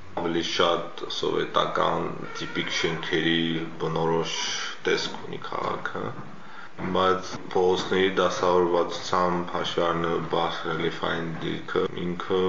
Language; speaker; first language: Armenian; native; Armenian